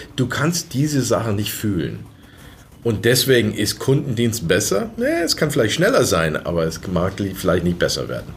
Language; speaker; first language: German; early bilingual, other home language; English